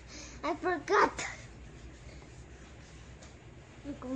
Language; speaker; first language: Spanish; early bilingual, heritage; Spanish